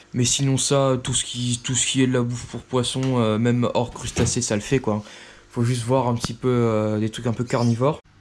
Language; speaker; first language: French; native; French